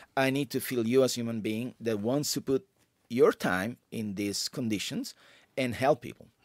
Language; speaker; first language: English; non-native, fluent; Italian